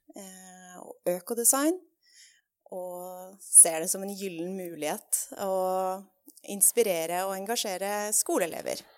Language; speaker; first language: Norwegian; native; Norwegian